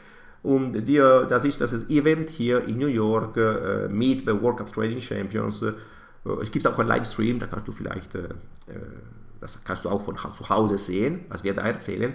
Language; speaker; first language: German; non-native, fluent; Italian